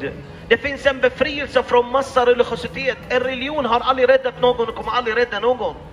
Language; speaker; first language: Swedish; non-native, fluent; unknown